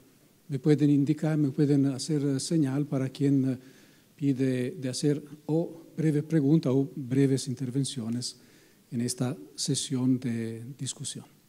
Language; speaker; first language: Spanish; non-native, fluent; Italian